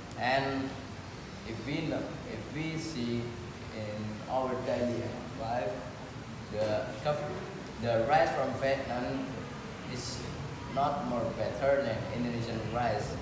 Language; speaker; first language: English; non-native, learner; Indonesian